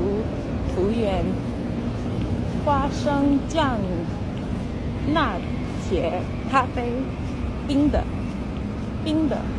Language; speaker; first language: Chinese; non-native, learner; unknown